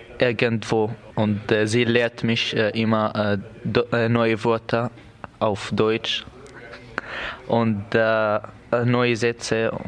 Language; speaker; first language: German; non-native, learner; Arabic